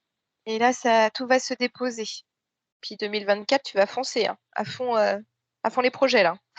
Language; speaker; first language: French; native; French